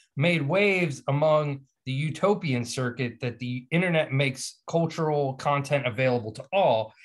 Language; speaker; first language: English; native; English